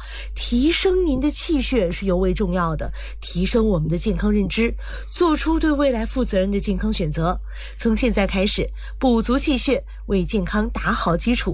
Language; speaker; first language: Chinese; native; Chinese